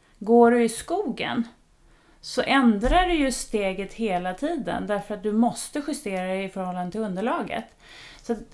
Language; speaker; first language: Swedish; native; Swedish